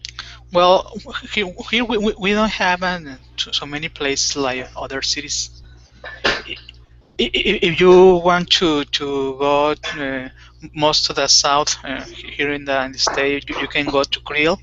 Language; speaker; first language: English; non-native, fluent; Spanish